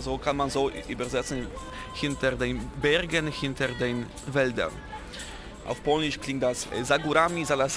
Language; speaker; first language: German; non-native, fluent; Polish